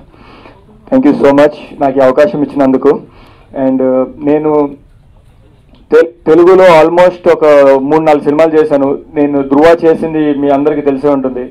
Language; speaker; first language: Telugu; non-native, local second language; Urdu